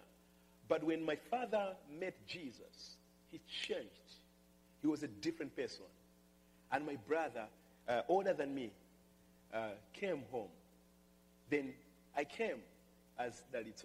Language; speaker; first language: English; non-native, local second language; Nyanja